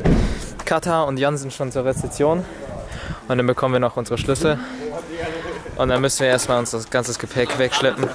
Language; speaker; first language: German; native; German